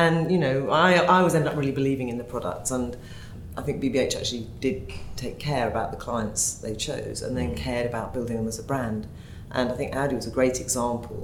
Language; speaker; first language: English; native; English